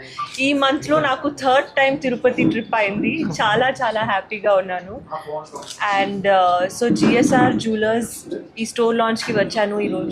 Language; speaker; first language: Telugu; non-native, fluent; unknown